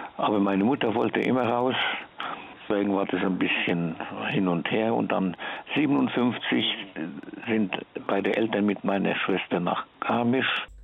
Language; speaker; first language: German; early bilingual, heritage; German